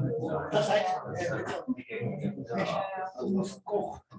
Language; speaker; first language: German; non-native, learner; Urdu